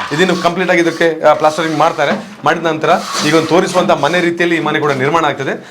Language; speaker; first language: Kannada; native; Kannada